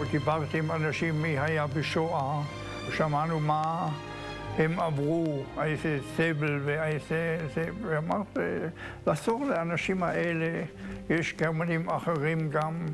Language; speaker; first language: Hebrew; non-native, learner; German